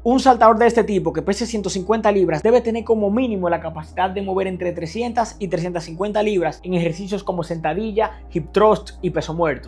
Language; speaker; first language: Spanish; native; Spanish